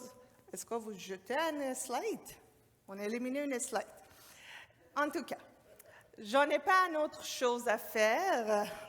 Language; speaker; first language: French; non-native, learner; Persian